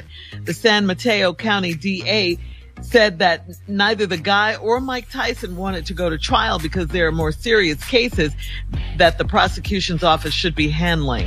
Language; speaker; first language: English; native; English